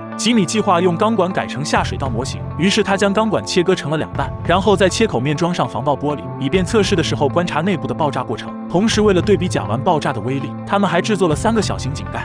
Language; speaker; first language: Chinese; native; Chinese